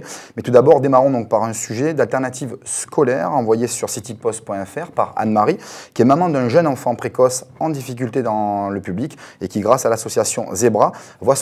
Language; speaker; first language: French; native; French